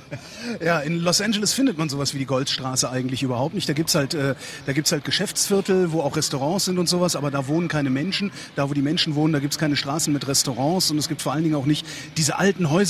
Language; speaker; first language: German; native; German